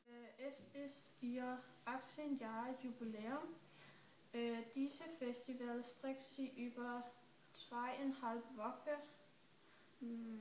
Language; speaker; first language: German; non-native, learner; Danish